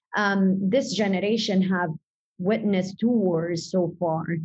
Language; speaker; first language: English; early bilingual, other home language; Arabic